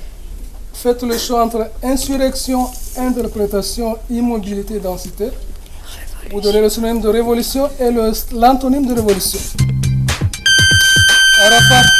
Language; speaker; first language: French; non-native, local second language; Comorian